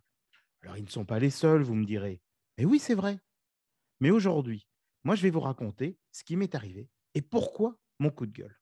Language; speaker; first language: French; native; French